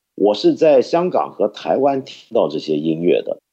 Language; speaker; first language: Chinese; non-native, local second language; Cantonese